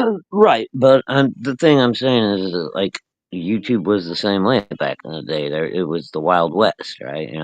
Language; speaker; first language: English; native; English